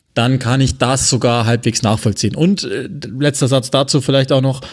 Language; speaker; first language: German; non-native, fluent; French